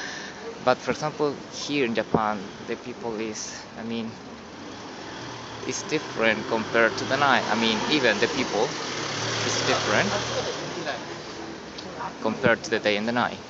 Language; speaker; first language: English; non-native, learner; Spanish